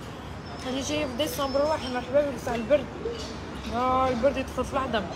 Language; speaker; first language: Turkish; non-native, learner; Arabic